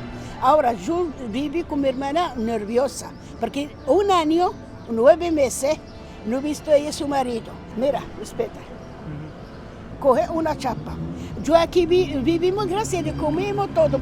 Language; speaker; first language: Spanish; non-native, learner; Arabic